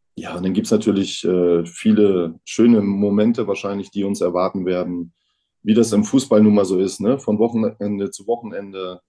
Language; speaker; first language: German; native; German